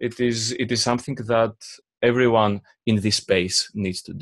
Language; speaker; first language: English; non-native, fluent; Greek